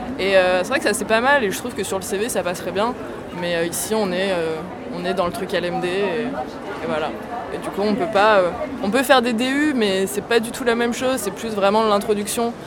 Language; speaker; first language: French; native; French